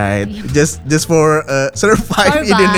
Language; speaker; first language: English; non-native, fluent; Indonesian